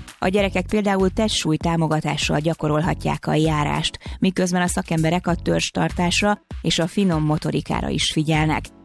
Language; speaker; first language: Hungarian; native; Hungarian